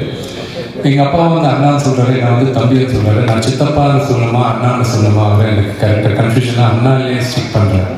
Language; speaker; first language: Tamil; non-native, local second language; Telugu